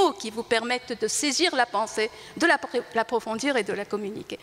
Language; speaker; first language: French; non-native, local second language; Arabic